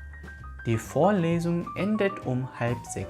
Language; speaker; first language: German; non-native, fluent; Korean